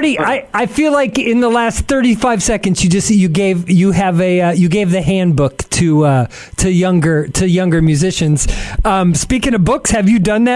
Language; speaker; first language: English; native; English